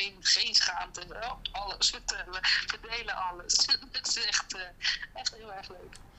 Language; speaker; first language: Dutch; native; Dutch